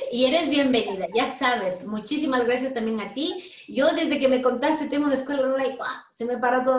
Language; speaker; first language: Spanish; native; Spanish